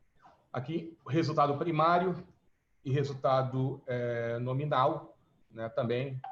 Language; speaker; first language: Portuguese; native; Portuguese